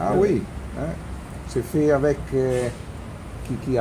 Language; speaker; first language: French; non-native, learner; Italian